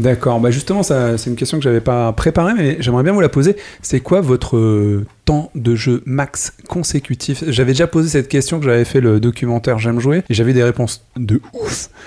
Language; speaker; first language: French; native; French